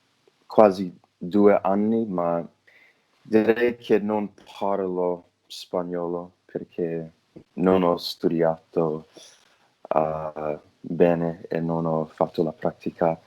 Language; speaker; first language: Italian; non-native, learner; English